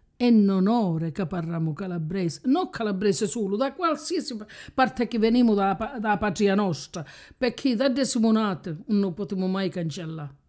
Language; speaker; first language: Italian; native; Italian